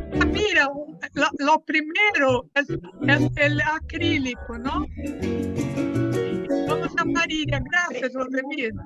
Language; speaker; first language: Spanish; non-native, fluent; Portuguese